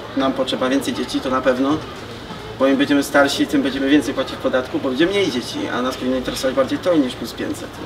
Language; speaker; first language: Polish; native; Polish